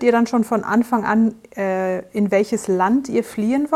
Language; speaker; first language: German; native; German